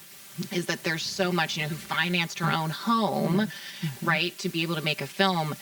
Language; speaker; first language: English; native; English